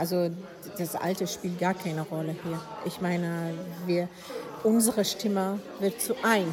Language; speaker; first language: German; non-native, fluent; Arabic